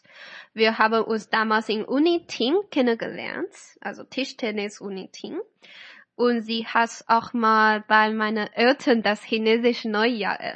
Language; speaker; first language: German; non-native, fluent; Chinese